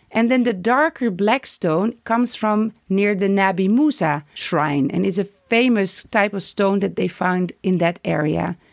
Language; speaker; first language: English; non-native, fluent; Dutch